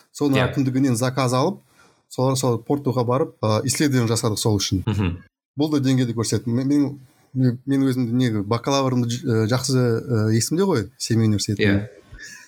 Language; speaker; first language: Kazakh; native; Kazakh